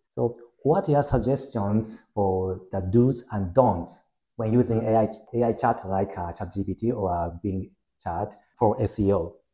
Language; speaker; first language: English; non-native, fluent; Japanese